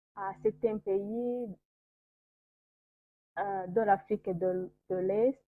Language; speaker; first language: French; non-native, local second language; Kinyarwanda